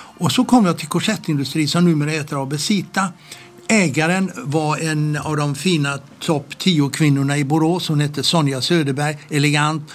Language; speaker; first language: Swedish; native; Swedish